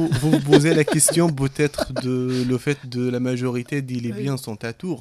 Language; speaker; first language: French; non-native, fluent; Arabic